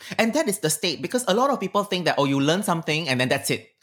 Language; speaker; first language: English; native; English